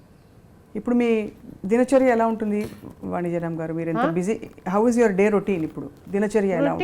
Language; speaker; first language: Telugu; native; Telugu